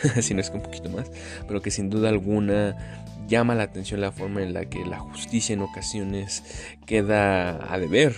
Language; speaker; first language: Spanish; native; Spanish